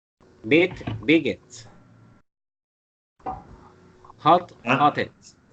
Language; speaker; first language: English; non-native, learner; Spanish